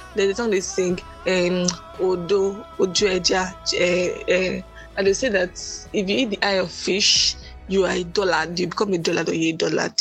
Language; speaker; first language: English; non-native, local second language; Yoruba